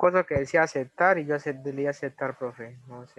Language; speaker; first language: Spanish; native; Spanish